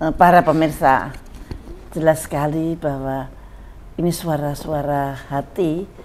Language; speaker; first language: Indonesian; native; Indonesian